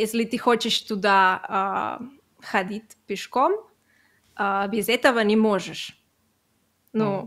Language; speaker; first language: Russian; non-native, learner; Catalan